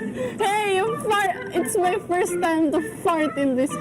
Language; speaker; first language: English; non-native, local second language; Filipino